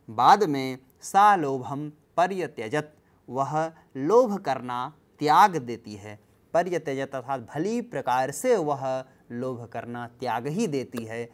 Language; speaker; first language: Hindi; native; Hindi